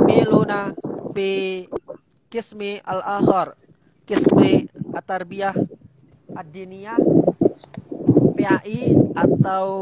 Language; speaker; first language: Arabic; non-native, learner; Indonesian